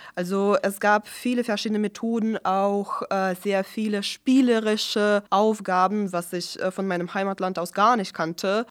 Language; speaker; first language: German; non-native, fluent; Russian